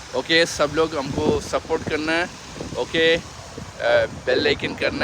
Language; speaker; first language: Hindi; non-native, local second language; Malayalam